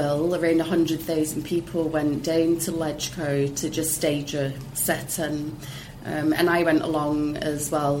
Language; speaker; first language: English; native; English